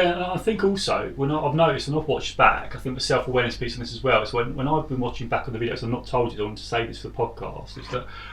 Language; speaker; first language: English; native; English